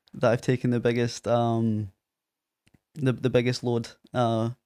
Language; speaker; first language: English; native; English